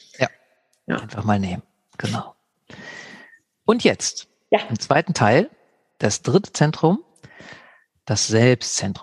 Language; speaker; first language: German; native; German